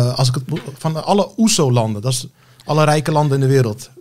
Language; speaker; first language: Dutch; native; Dutch